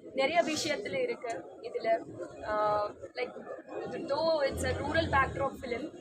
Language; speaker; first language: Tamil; non-native, learner; Telugu